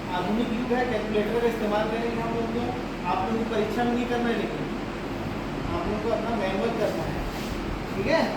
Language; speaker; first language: Hindi; native; Hindi